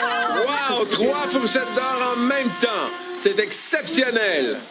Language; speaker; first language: French; native; French